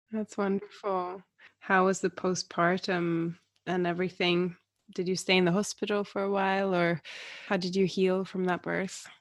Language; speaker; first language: English; non-native, fluent; Swedish